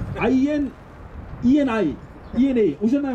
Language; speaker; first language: Korean; native; Korean